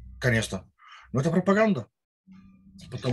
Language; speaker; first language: Russian; non-native, learner; Dutch